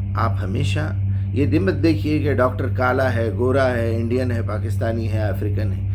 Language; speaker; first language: Urdu; native; Urdu